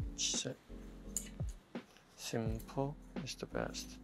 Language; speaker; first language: Japanese; non-native, fluent; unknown